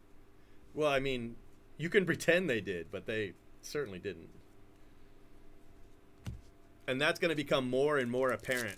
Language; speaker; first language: English; native; English